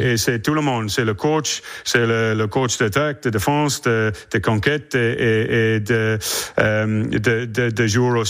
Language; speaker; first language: French; non-native, learner; English